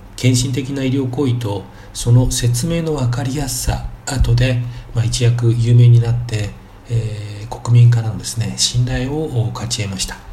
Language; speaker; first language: Japanese; native; Japanese